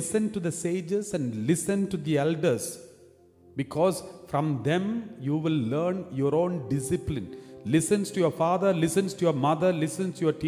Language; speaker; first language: English; non-native, local second language; Malayalam